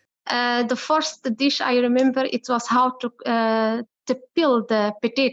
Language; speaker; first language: English; non-native, learner; Arabic